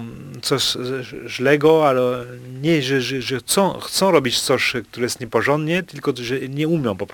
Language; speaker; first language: Polish; non-native, fluent; French